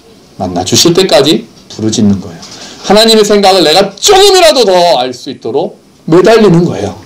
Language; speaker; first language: Korean; native; Korean